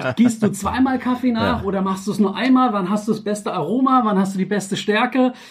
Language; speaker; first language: German; native; German